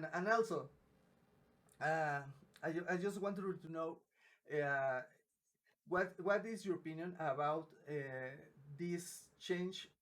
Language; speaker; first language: English; non-native, learner; Spanish